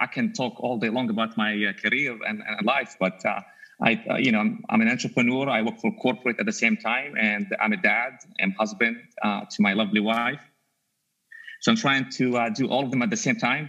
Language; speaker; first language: English; non-native, fluent; Arabic